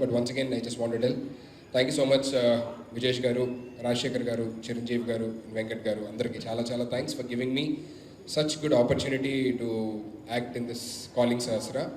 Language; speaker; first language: Telugu; native; Telugu